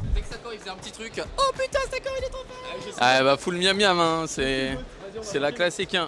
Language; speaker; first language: French; native; French